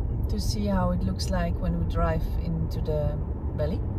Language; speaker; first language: English; non-native, fluent; German